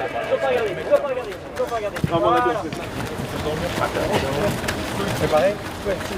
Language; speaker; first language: French; native; French